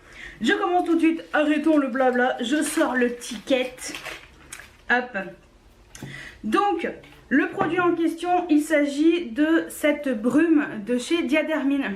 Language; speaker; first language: French; native; French